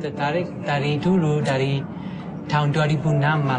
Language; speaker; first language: Indonesian; non-native, fluent; English